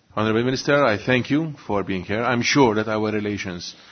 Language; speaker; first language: English; non-native, local second language; Maltese